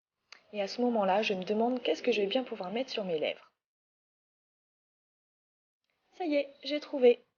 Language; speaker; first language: French; native; French